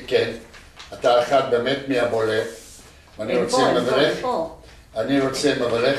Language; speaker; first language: Hebrew; non-native, learner; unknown